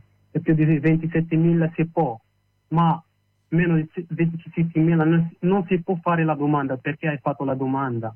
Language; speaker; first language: Italian; non-native, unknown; Arabic